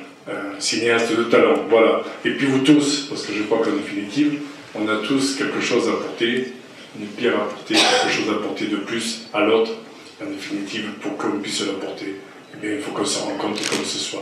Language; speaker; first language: French; native; French